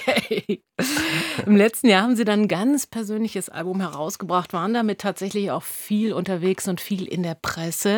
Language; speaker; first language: German; native; German